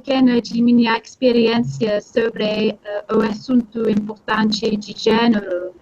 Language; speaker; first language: Portuguese; non-native, fluent; English